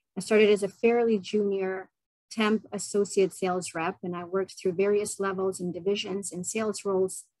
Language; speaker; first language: English; non-native, fluent; Ukrainian